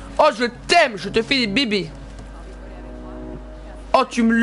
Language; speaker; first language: French; native; French